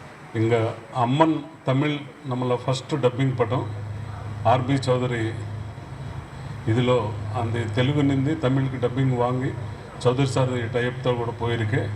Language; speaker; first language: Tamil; non-native, learner; Telugu